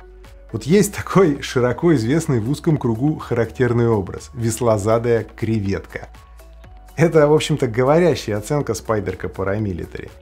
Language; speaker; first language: Russian; native; Russian